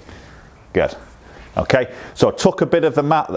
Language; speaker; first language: English; native; English